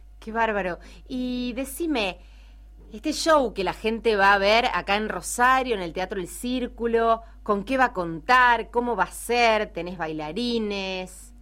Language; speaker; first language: Spanish; native; Spanish